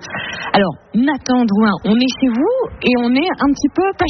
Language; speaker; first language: French; native; French